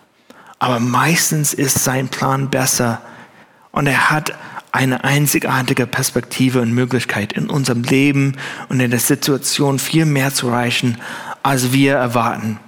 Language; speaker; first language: German; non-native, fluent; English